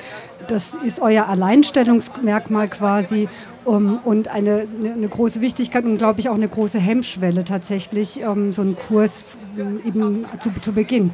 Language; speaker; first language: German; early bilingual, other home language; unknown